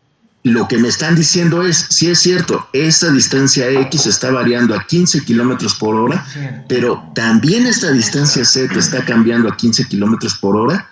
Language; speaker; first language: Spanish; native; Spanish